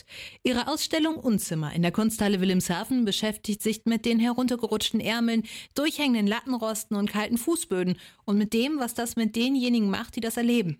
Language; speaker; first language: German; native; German